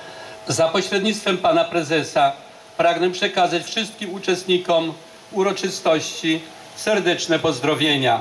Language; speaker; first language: Polish; native; Polish